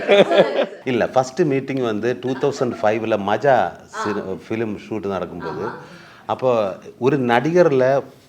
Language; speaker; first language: Tamil; non-native, learner; Malayalam